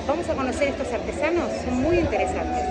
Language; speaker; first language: Spanish; native; Spanish